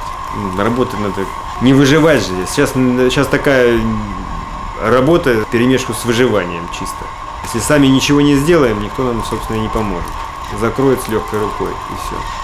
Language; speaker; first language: Russian; native; Russian